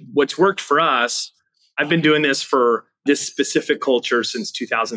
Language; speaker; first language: English; native; English